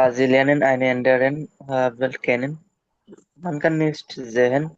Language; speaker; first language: German; non-native, learner; Bangla